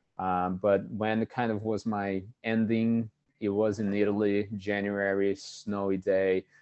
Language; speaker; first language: English; non-native, fluent; Portuguese